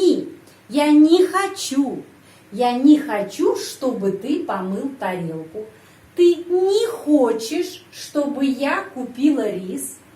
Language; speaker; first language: Russian; non-native, fluent; Indonesian